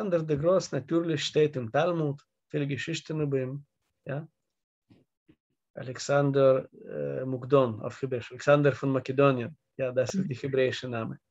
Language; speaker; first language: German; non-native, learner; Russian